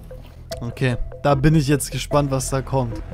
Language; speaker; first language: German; native; German